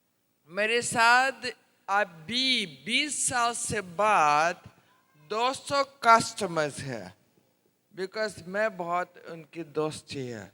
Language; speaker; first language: Hindi; non-native, learner; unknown